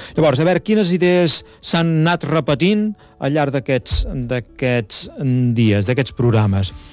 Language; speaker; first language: Catalan; native; Catalan